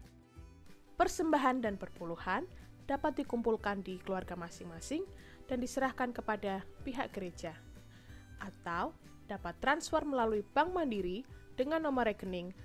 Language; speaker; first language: Indonesian; native; Indonesian